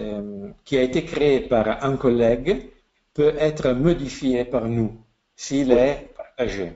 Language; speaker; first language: French; non-native, fluent; Italian